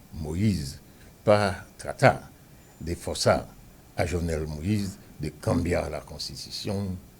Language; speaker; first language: Spanish; non-native, fluent; Haitian Creole